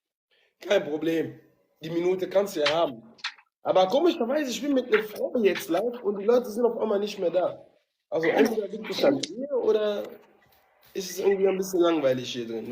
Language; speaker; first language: German; native; German